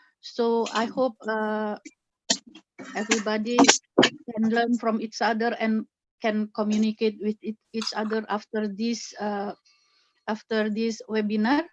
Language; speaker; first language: English; non-native, fluent; Indonesian